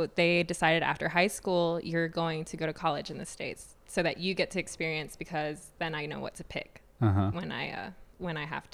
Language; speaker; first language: English; native; English